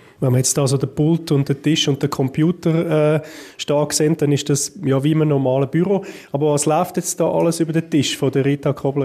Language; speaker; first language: German; native; German